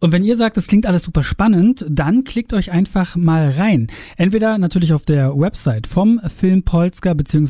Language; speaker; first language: German; native; German